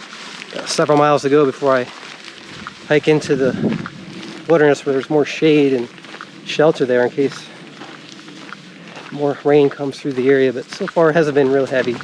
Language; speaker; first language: English; native; English